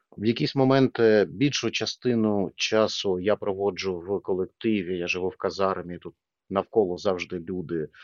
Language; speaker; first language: Ukrainian; non-native, local second language; Russian